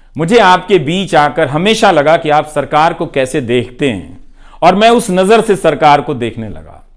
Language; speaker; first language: Hindi; non-native, local second language; Bhojpuri